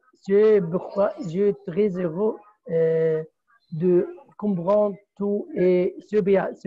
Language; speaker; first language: French; non-native, learner; Arabic